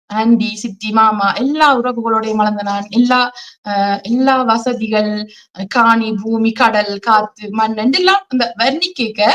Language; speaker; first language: Tamil; early bilingual, heritage; Tamil